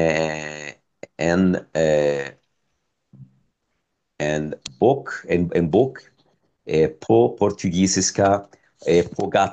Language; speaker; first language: Swedish; non-native, learner; Spanish